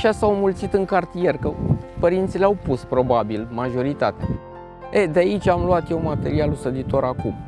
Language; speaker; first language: Romanian; native; Romanian